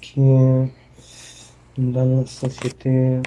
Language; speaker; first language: French; non-native, learner; Spanish